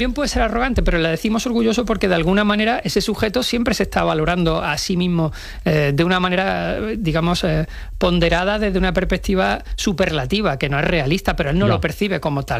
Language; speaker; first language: Spanish; native; Spanish